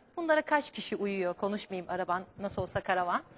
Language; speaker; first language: Turkish; native; Turkish